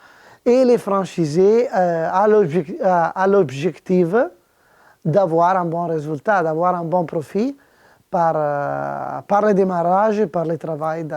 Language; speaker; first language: French; non-native, fluent; Italian